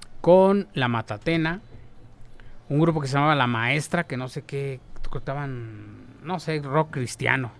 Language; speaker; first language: Spanish; native; Spanish